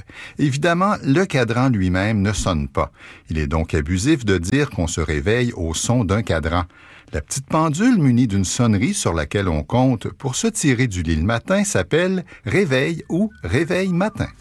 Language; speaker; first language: French; native; French